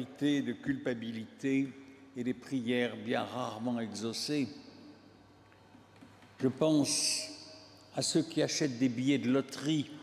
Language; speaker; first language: French; native; French